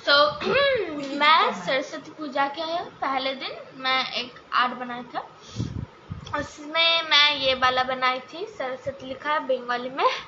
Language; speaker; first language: Hindi; non-native, local second language; Bangla